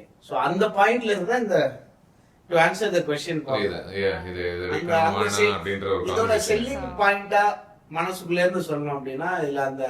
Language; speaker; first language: Tamil; native; Tamil